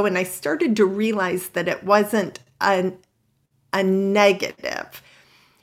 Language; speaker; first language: English; native; English